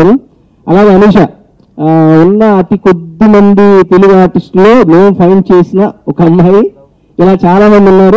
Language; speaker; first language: Telugu; native; Telugu